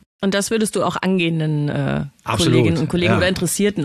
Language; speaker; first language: German; native; German